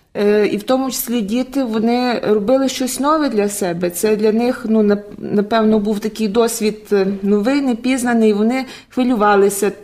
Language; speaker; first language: Ukrainian; native; Ukrainian